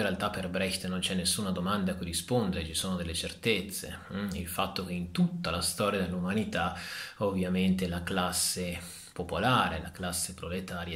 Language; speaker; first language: Italian; native; Italian